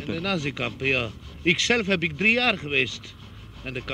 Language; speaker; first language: Dutch; non-native, local second language; Romany